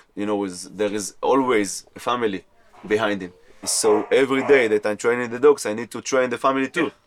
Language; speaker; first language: English; non-native, fluent; Hebrew